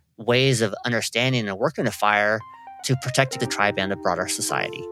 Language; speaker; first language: English; native; English